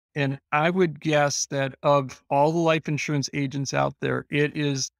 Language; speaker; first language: English; native; English